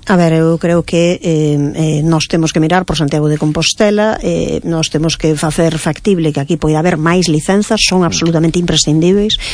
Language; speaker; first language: Galician; native; Galician